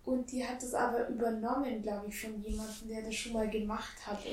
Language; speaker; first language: German; native; German